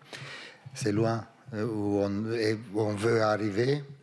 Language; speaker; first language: French; non-native, fluent; Romanian